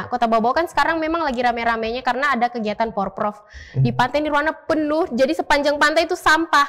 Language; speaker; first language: Indonesian; native; Indonesian